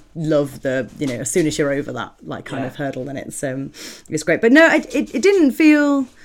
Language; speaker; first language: English; native; English